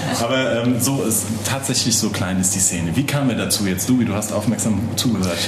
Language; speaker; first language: German; native; German